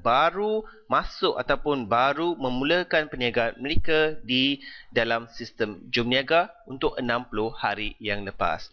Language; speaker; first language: Malay; native; Malay